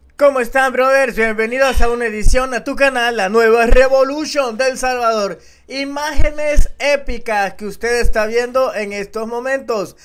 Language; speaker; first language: Spanish; native; Spanish